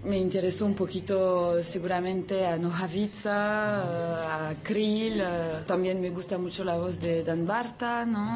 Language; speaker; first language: Spanish; early bilingual, heritage; French